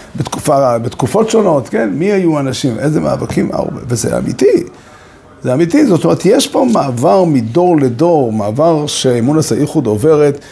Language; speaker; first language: Hebrew; native; Hebrew